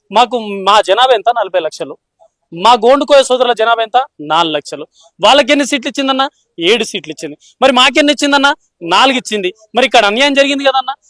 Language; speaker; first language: Telugu; non-native, local second language; Lambadi